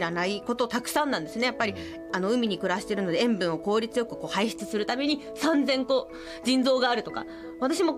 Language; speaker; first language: Japanese; native; Japanese